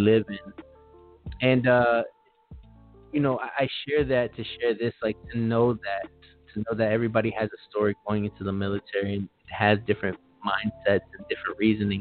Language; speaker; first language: English; native; English